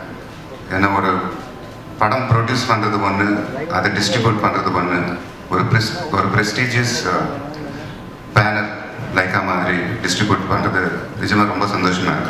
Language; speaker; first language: Tamil; non-native, local second language; Telugu